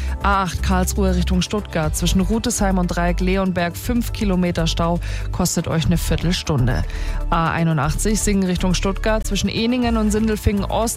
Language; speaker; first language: German; native; German